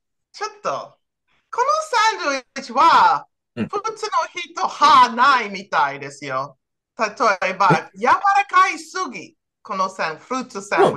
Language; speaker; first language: Japanese; non-native, learner; English